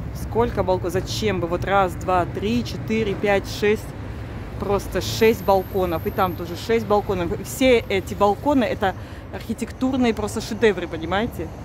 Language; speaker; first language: Russian; native; Russian